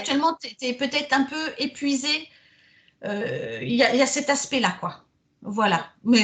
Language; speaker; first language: French; native; French